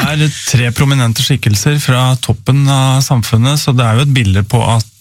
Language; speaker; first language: Norwegian; native; Norwegian